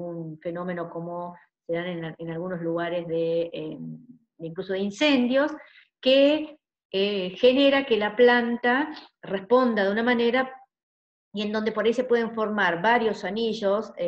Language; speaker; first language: Spanish; native; Spanish